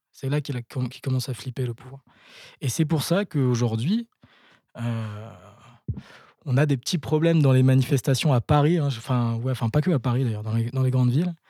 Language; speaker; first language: French; native; French